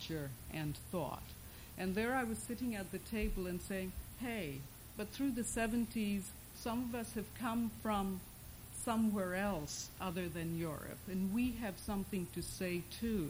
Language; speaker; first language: English; non-native, local second language; Bangla